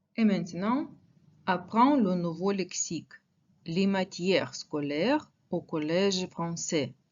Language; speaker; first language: French; non-native, fluent; Russian